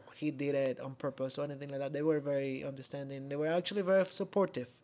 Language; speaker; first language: English; non-native, fluent; Spanish